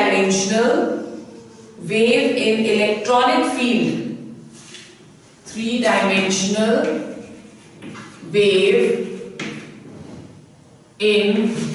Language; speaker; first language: English; non-native, local second language; Hindi